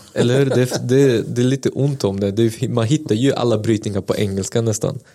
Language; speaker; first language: Swedish; early bilingual, other home language; Spanish